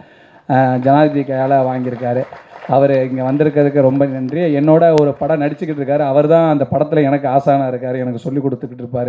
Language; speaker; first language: Tamil; native; Tamil